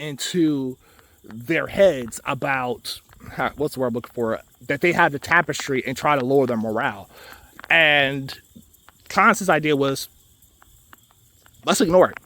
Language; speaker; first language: English; native; English